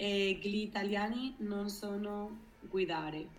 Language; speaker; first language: Italian; non-native, learner; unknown